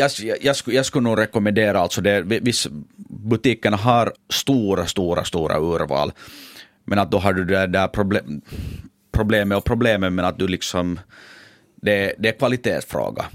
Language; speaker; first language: Swedish; native; Swedish